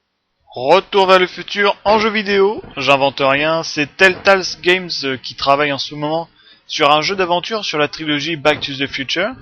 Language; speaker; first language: French; native; French